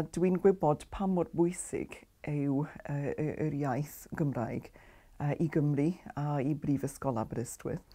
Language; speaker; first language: Welsh; non-native, learner; English